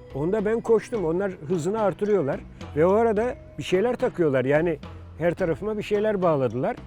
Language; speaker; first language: Turkish; native; Turkish